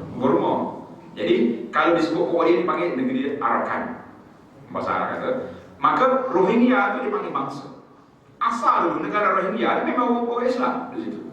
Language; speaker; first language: Malay; native; Malay